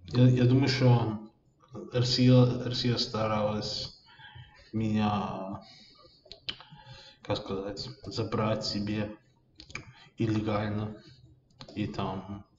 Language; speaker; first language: Russian; non-native, fluent; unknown